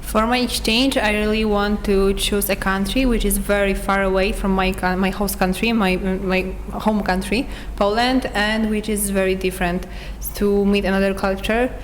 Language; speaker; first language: English; non-native, fluent; Polish